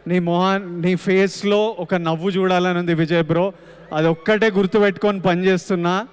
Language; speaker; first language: Telugu; native; Telugu